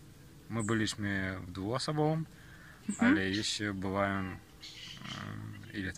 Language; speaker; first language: Polish; non-native, learner; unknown